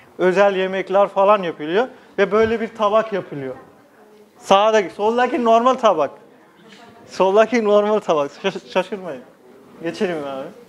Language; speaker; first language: Turkish; non-native, fluent; Nepali